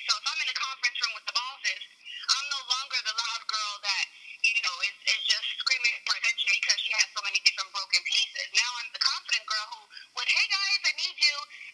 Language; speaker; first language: English; native; English